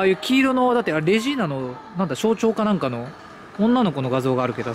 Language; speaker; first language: Japanese; native; Japanese